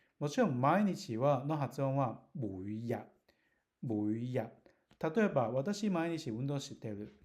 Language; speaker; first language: Japanese; non-native, learner; Cantonese